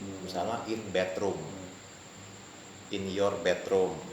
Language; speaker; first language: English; non-native, fluent; Indonesian